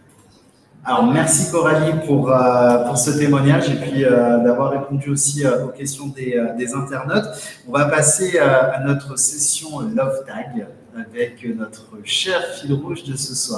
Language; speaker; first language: French; native; French